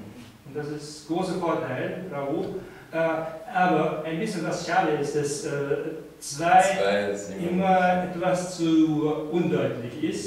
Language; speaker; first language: German; non-native, fluent; Japanese